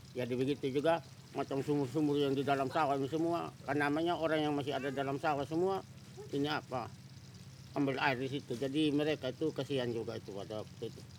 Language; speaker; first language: Indonesian; non-native, local second language; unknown